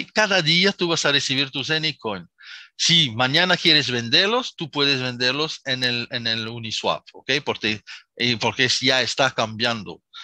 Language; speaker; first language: Spanish; non-native, fluent; Arabic